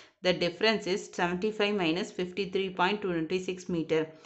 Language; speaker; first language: English; non-native, local second language; Tamil